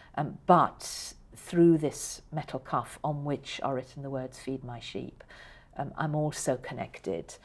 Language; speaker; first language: English; early bilingual, other home language; Persian